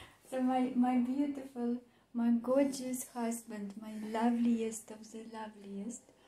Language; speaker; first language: English; non-native, fluent; Russian